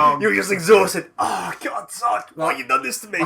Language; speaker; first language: English; native; English